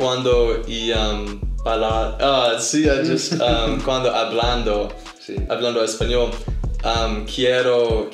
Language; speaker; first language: Spanish; non-native, learner; English